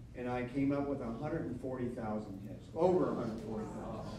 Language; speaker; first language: English; native; English